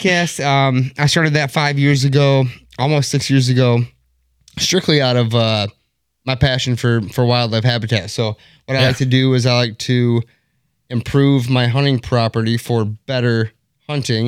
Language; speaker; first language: English; native; English